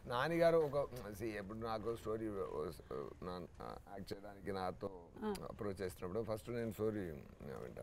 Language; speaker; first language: Telugu; non-native, fluent; Tamil